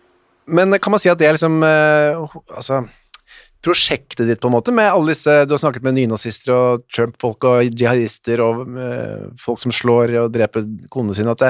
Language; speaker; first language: Norwegian; native; Norwegian